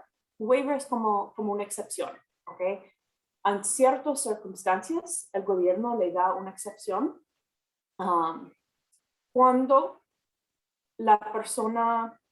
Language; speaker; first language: Spanish; non-native, fluent; English